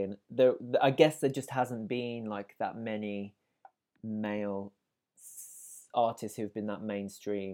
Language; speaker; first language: English; native; English